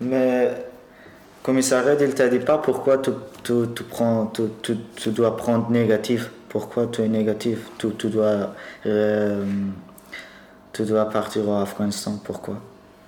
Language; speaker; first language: French; non-native, learner; Persian